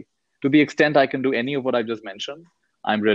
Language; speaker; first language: English; non-native, local second language; Hindi